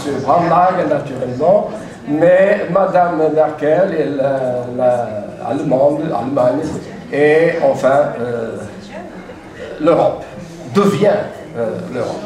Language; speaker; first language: French; non-native, fluent; Portuguese